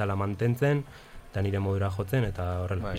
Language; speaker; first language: Basque; non-native, local second language; Spanish